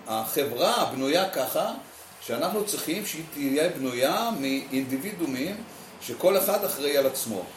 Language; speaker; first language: Hebrew; native; Hebrew